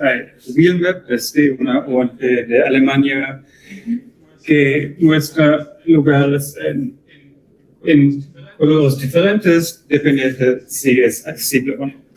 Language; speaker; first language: Spanish; non-native, learner; German